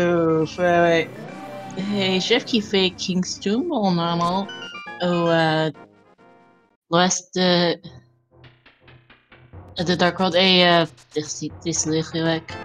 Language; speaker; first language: French; non-native, fluent; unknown